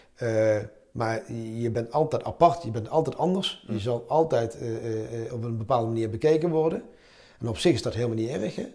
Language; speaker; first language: Dutch; early bilingual, other home language; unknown